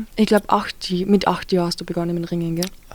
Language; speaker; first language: German; native; German